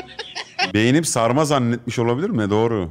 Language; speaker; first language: Turkish; native; Turkish